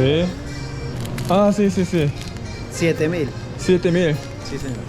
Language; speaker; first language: Spanish; non-native, learner; Korean